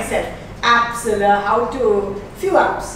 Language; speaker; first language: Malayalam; non-native, fluent; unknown